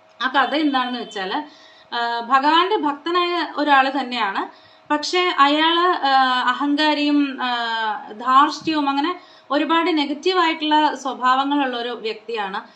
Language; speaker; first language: Malayalam; non-native, local second language; Konkani